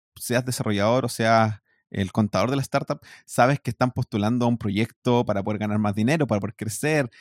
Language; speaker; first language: Spanish; native; Spanish